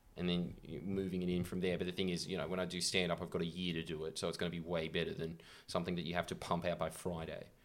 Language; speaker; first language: English; native; English